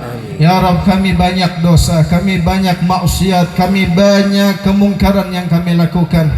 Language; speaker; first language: Indonesian; non-native, local second language; Banjar